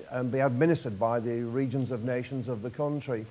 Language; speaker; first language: English; native; English